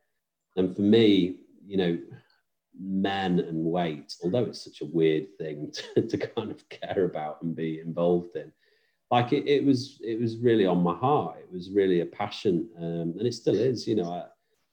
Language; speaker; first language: English; native; English